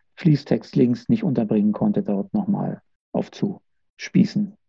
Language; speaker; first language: German; native; German